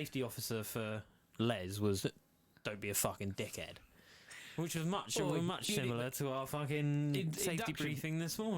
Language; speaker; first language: English; native; English